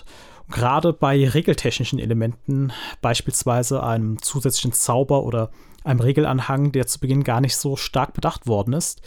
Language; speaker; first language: German; native; German